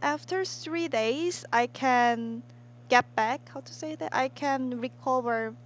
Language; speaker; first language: English; non-native, learner; Korean